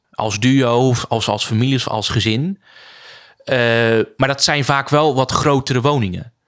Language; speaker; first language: Dutch; native; Dutch